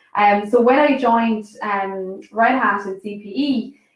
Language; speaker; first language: English; native; English